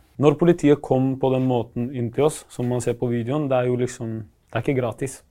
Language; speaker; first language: Norwegian; early bilingual, other home language; Arabic